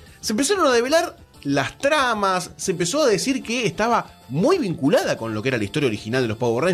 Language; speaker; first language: Spanish; native; Spanish